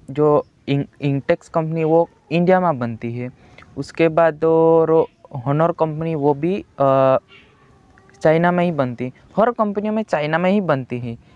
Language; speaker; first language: Hindi; non-native, local second language; Gujarati